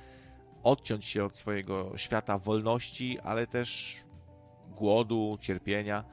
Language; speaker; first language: Polish; native; Polish